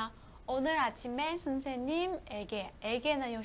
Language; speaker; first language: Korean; non-native, fluent; Chinese